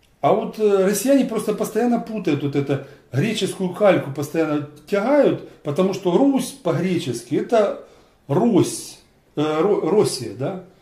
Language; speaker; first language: Russian; native; Russian